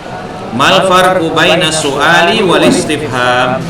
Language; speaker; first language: Arabic; non-native, fluent; Indonesian